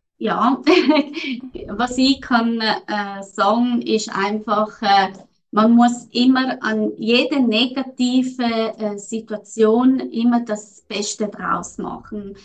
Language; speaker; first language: German; non-native, local second language; Italian